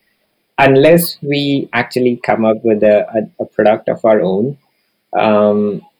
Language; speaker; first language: English; non-native, local second language; Hindi